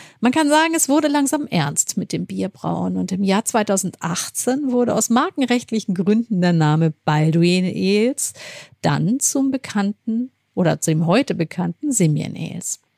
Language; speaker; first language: German; native; German